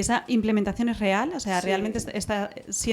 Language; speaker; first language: Spanish; native; Spanish